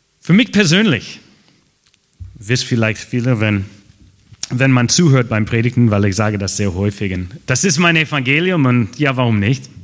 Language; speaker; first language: German; non-native, fluent; English